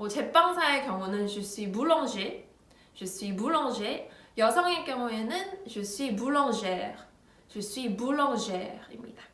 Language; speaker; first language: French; non-native, fluent; Korean